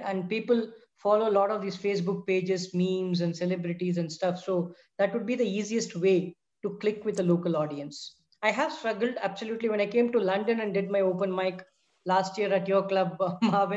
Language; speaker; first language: English; non-native, local second language; Tamil